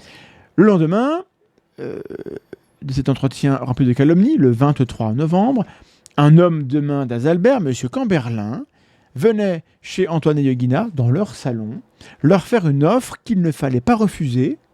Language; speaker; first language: French; native; French